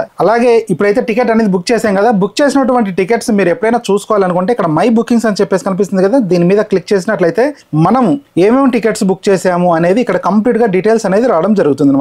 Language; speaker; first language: Telugu; native; Telugu